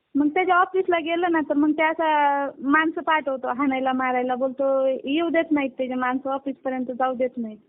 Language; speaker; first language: Marathi; native; Marathi